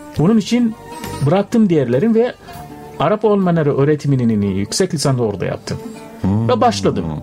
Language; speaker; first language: Turkish; non-native, fluent; Arabic